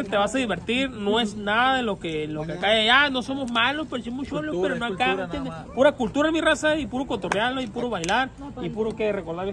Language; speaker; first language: Spanish; native; Spanish